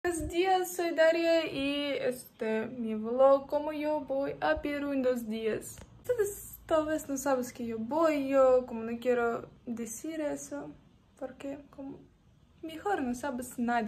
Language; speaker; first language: Spanish; non-native, learner; Russian